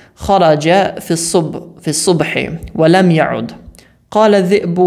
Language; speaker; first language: Arabic; non-native, fluent; English